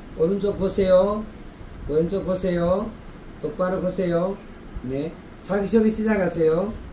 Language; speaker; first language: Korean; non-native, fluent; Nepali